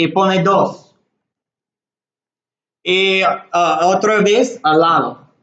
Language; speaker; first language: Spanish; non-native, learner; English